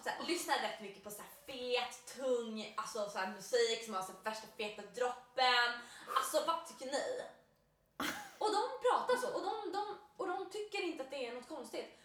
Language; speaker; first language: Swedish; native; Swedish